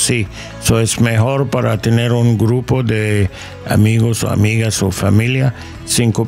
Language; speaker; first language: Spanish; non-native, learner; English